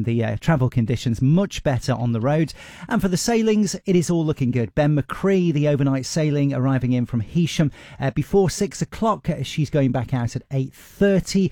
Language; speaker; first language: English; native; English